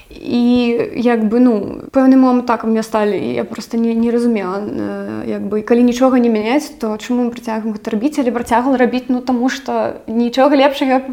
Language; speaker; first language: Belarusian; non-native, local second language; Russian